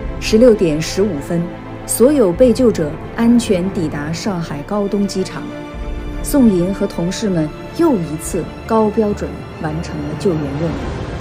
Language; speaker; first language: Chinese; native; Chinese